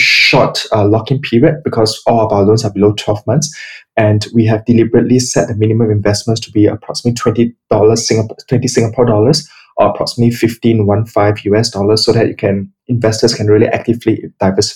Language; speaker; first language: English; non-native, local second language; Chinese